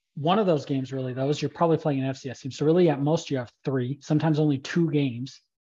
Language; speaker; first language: English; native; English